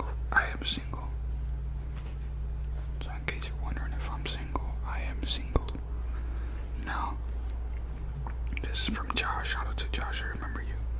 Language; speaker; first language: English; early bilingual, other home language; Spanish